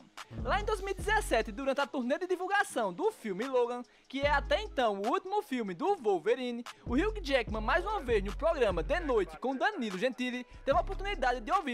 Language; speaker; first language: Portuguese; native; Portuguese